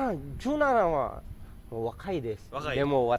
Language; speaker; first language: Japanese; non-native, learner; Filipino